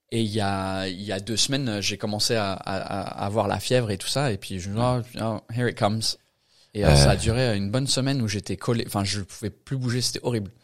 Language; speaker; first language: French; non-native, fluent; English